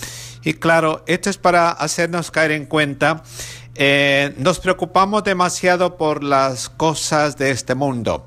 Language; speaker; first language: Spanish; native; Spanish